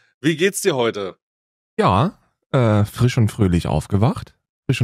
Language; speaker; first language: German; native; German